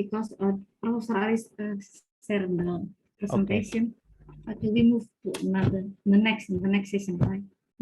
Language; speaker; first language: English; non-native, fluent; Indonesian